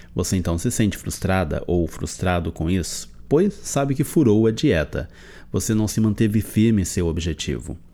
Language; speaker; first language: Portuguese; native; Portuguese